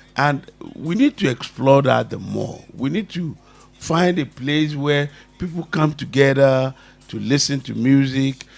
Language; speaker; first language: English; non-native, local second language; Yoruba